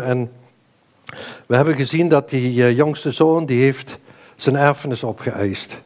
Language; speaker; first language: Dutch; native; Dutch